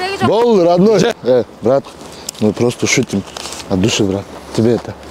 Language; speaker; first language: Russian; non-native, fluent; Kyrgyz